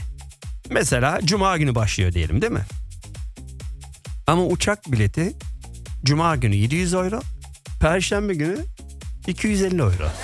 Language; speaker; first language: Turkish; early bilingual, heritage; Turkish